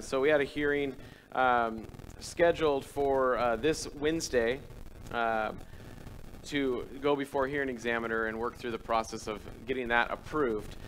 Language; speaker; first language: English; native; English